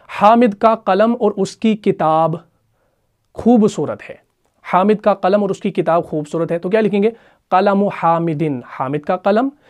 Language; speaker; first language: Urdu; non-native, local second language; Punjabi